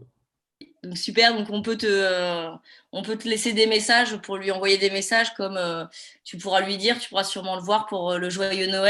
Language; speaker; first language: French; native; French